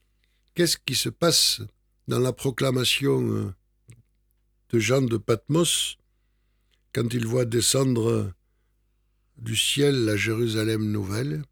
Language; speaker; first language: French; native; French